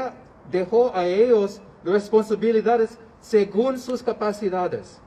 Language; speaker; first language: Spanish; non-native, learner; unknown